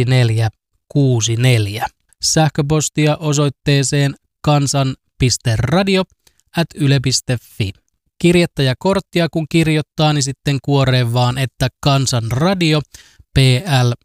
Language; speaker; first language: Finnish; native; Finnish